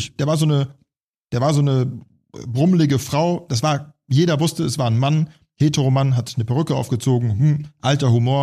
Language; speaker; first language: German; native; German